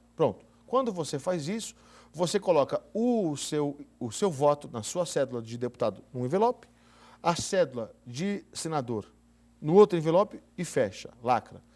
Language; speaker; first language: Portuguese; native; Portuguese